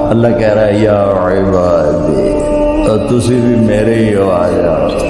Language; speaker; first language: Urdu; non-native, local second language; Punjabi